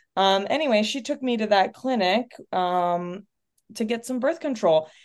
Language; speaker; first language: English; early bilingual, other home language; Spanish